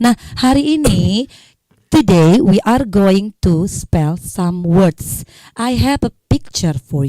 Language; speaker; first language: English; non-native, learner; Indonesian